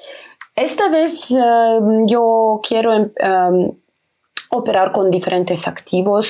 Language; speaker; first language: Spanish; non-native, fluent; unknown